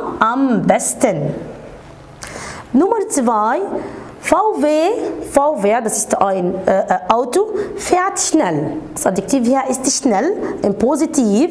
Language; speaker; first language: German; non-native, fluent; Arabic